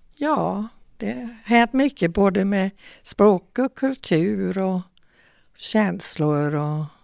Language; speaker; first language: Swedish; non-native, fluent; English